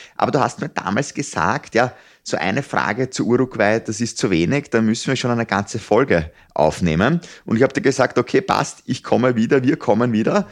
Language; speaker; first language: German; native; German